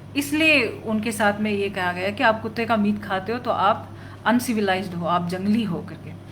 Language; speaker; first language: Hindi; non-native, local second language; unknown